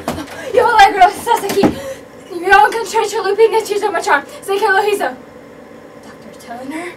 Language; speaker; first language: Spanish; non-native, learner; English